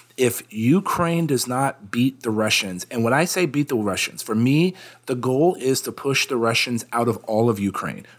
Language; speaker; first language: English; native; English